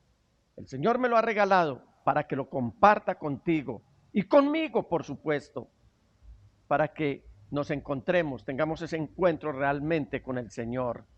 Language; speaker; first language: Spanish; native; Spanish